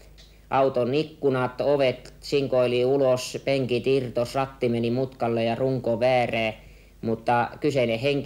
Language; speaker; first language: Finnish; native; Finnish